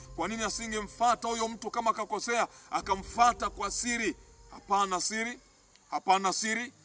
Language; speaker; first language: Swahili; native; Swahili